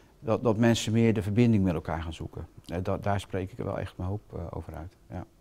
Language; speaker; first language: Dutch; native; Dutch